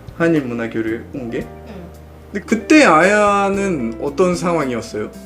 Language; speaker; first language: Korean; native; Korean